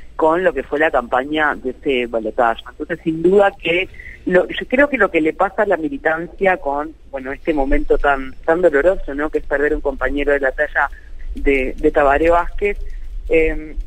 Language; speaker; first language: Spanish; native; Spanish